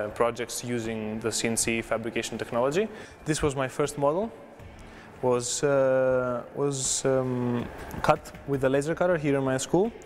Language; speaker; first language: English; non-native, fluent; Greek